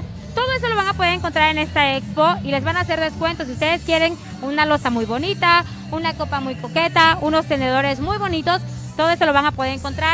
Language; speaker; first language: Spanish; native; Spanish